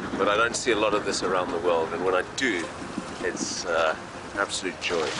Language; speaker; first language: English; native; English